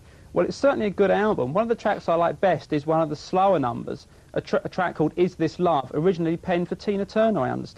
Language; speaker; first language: English; native; English